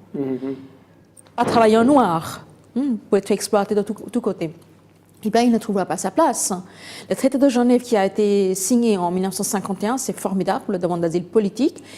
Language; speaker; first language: French; non-native, fluent; Bangla